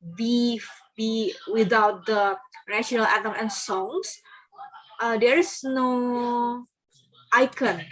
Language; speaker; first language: English; non-native, learner; Indonesian